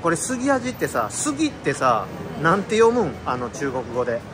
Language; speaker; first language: Japanese; native; Japanese